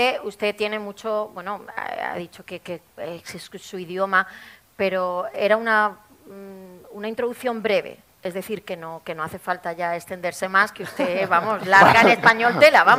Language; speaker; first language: Spanish; native; Spanish